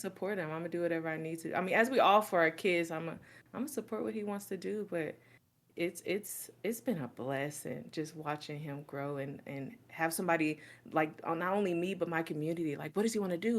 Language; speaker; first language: English; native; English